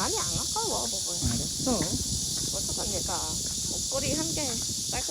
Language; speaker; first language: Korean; non-native, learner; Vietnamese